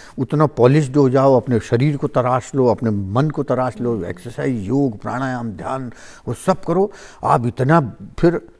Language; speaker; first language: Hindi; native; Hindi